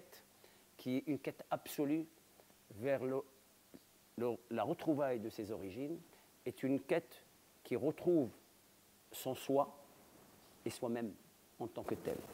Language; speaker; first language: French; non-native, local second language; Arabic